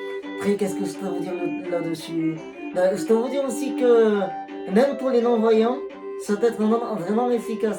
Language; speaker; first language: French; native; French